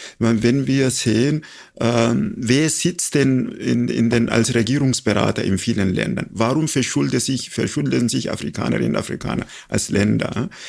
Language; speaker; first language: German; non-native, fluent; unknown